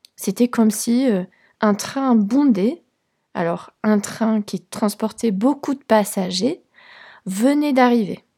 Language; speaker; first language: French; non-native, fluent; Polish